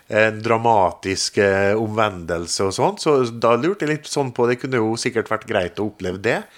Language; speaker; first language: Norwegian; native; Norwegian